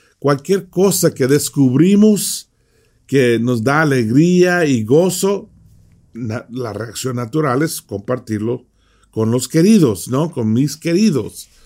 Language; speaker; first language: Spanish; early bilingual, heritage; Spanish